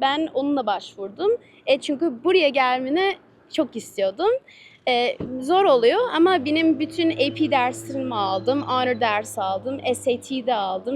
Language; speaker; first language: Turkish; early bilingual, heritage; Turkish